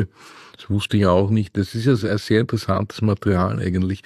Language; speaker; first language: German; native; German